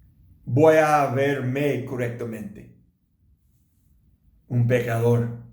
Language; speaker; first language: Spanish; non-native, learner; English